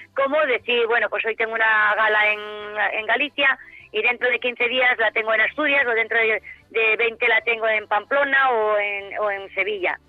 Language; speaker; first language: Spanish; native; Spanish